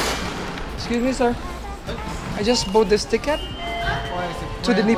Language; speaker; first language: English; non-native, learner; Indonesian